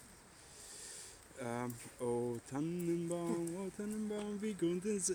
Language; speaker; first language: German; non-native, learner; Arabic